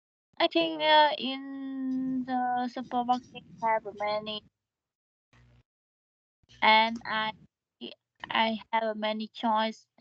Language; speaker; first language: English; non-native, learner; Vietnamese